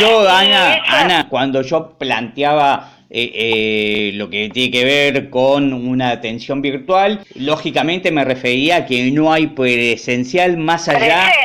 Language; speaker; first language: Spanish; native; Spanish